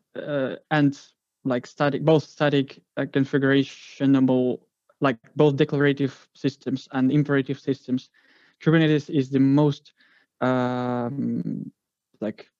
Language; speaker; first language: English; non-native, fluent; Greek